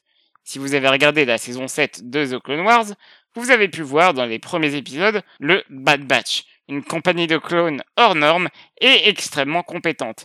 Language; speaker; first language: French; native; French